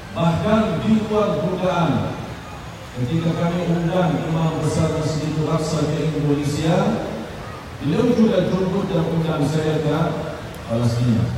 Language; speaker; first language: Indonesian; non-native, fluent; Arabic